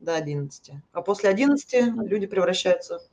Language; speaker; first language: Russian; native; Russian